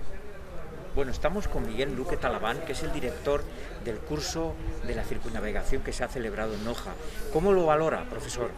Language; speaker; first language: Spanish; native; Spanish